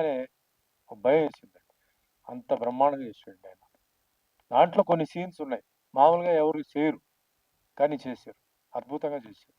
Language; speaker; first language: Telugu; native; Telugu